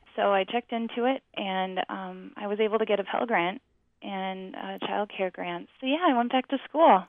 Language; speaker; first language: English; native; English